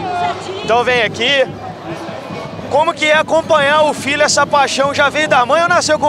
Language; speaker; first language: Portuguese; native; Portuguese